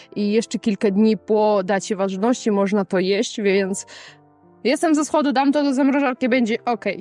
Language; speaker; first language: Polish; non-native, fluent; Kazakh